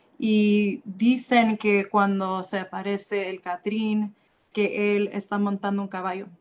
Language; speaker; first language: Spanish; early bilingual, heritage; Spanish